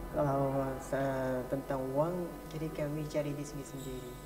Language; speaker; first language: Indonesian; non-native, learner; Eastern Cham